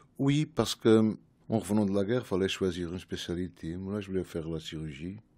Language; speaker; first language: French; non-native, fluent; Portuguese